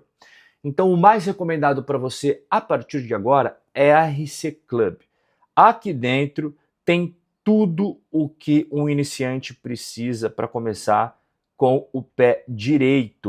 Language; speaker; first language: Portuguese; native; Portuguese